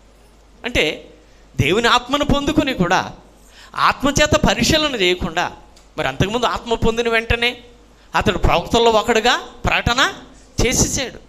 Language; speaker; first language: Telugu; native; Telugu